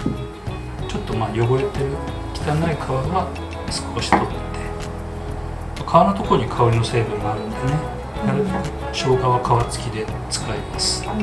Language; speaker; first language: Japanese; native; Japanese